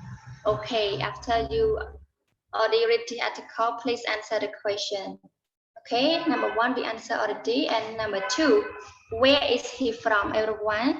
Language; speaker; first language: English; non-native, learner; Khmer